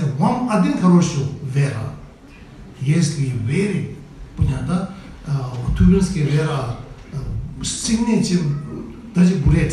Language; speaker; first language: Russian; non-native, learner; Tibetan